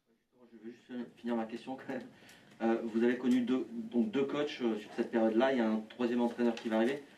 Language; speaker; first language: French; native; French